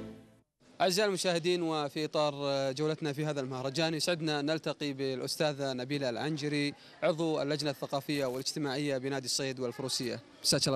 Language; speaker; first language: Arabic; native; Arabic